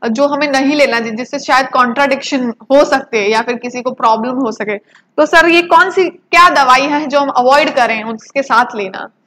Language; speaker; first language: Hindi; non-native, local second language; Gujarati